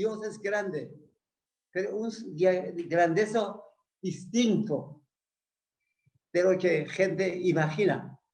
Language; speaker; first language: Spanish; non-native, fluent; Persian